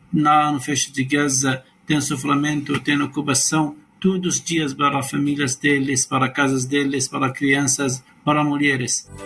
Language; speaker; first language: Portuguese; non-native, learner; Arabic